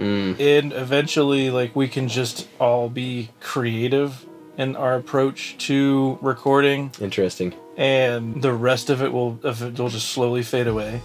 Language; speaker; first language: English; native; English